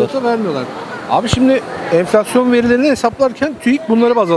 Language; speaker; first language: Turkish; native; Turkish